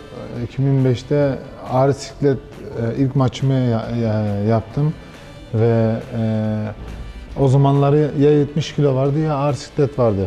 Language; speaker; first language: Turkish; early bilingual, heritage; Turkish